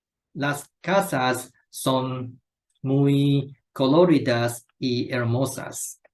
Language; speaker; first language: Spanish; non-native, learner; Chinese